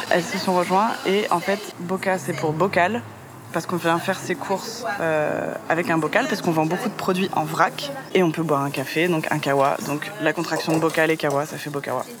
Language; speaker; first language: French; native; French